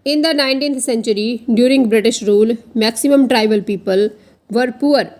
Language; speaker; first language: English; non-native, local second language; Punjabi